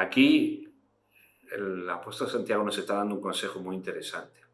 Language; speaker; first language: Spanish; native; Spanish